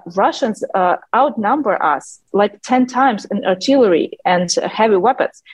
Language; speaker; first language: English; non-native, fluent; Ukrainian